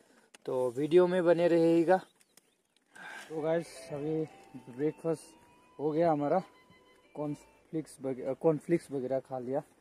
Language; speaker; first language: Hindi; non-native, local second language; Assamese